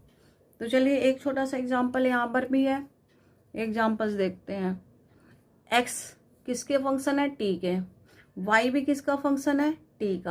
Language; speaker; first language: Hindi; native; Hindi